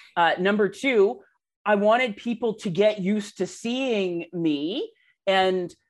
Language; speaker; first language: English; native; English